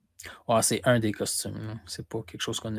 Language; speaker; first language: French; native; French